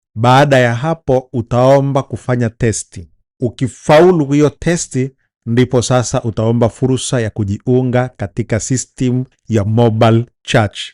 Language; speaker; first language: Swahili; native; Swahili